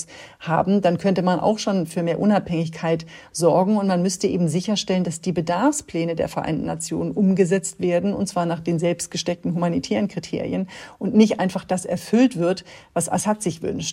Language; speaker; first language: German; native; German